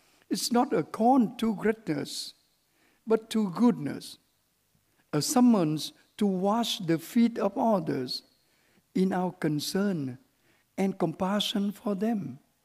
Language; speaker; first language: English; early bilingual, other home language; Vietnamese